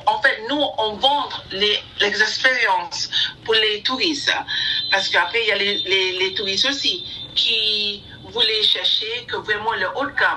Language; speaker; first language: French; non-native, learner; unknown